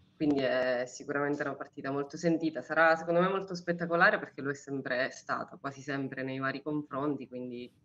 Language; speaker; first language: Italian; native; Italian